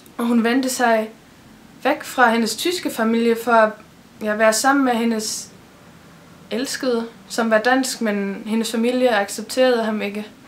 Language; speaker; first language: Danish; early bilingual, heritage; Danish